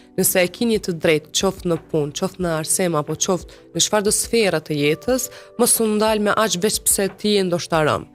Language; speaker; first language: Albanian; non-native, local second language; Romany